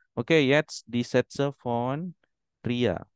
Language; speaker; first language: German; non-native, fluent; Indonesian